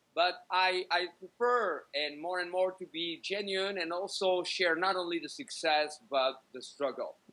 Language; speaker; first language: English; native; English